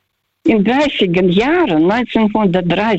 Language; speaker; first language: German; non-native, fluent; Russian